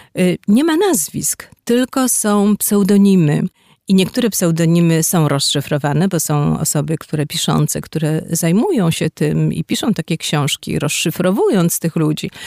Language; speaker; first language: Polish; native; Polish